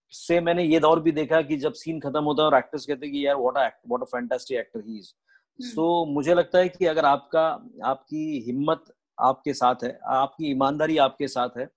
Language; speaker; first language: Hindi; non-native, local second language; Marathi